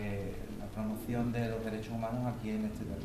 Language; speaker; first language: Spanish; native; Spanish